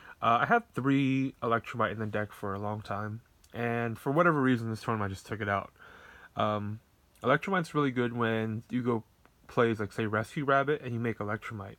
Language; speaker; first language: English; native; English